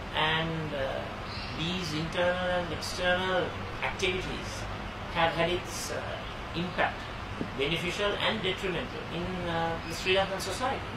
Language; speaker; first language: English; non-native, local second language; Sinhala